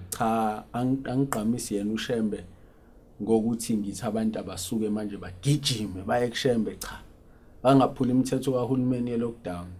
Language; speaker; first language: Zulu; native; Zulu